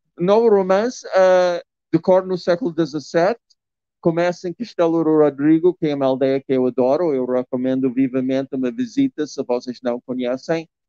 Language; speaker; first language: Portuguese; non-native, fluent; English